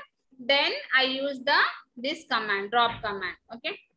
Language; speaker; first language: English; non-native, local second language; Telugu